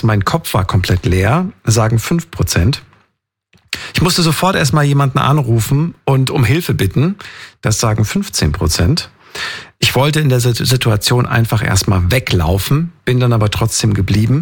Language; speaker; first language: German; native; German